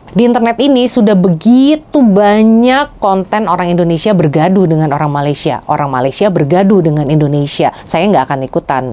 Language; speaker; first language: Indonesian; native; Indonesian